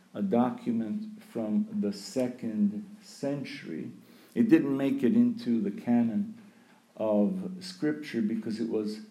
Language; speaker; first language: English; early bilingual, other home language; Ukrainian